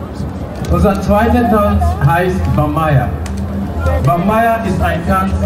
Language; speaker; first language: German; non-native, learner; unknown